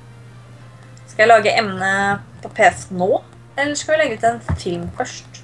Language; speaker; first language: Norwegian; native; Norwegian